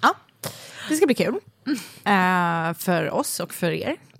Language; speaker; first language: Swedish; native; Swedish